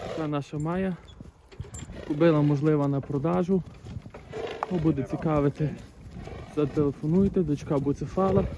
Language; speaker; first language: Ukrainian; native; Ukrainian